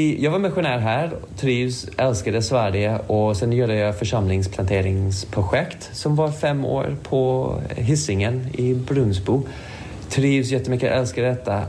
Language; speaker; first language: Swedish; non-native, fluent; English